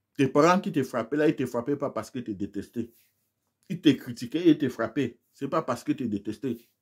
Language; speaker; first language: French; non-native, local second language; English